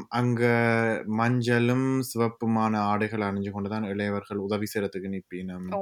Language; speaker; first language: Tamil; early bilingual, heritage; Tamil